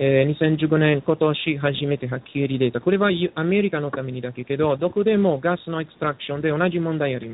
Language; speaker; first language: Japanese; non-native, learner; Italian